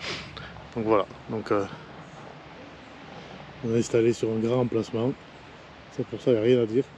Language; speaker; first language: French; native; French